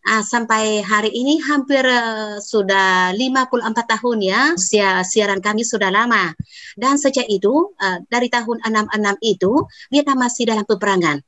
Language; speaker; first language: Indonesian; non-native, fluent; Vietnamese